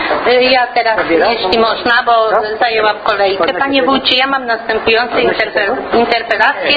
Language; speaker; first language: Polish; native; Polish